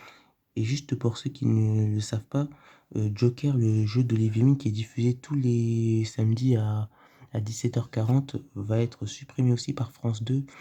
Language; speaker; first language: French; native; French